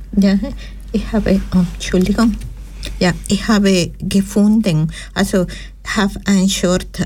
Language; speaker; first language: German; non-native, fluent; Spanish